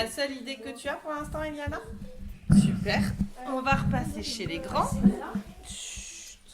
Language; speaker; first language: French; native; French